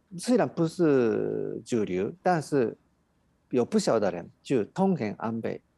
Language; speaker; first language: Chinese; non-native, fluent; Japanese